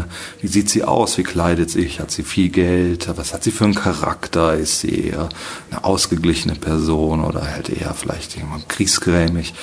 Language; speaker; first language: German; native; German